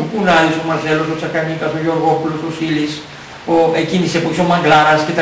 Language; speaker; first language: Greek; native; Greek